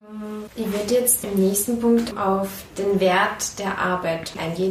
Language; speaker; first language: German; native; German